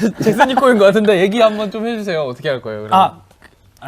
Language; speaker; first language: Korean; native; Korean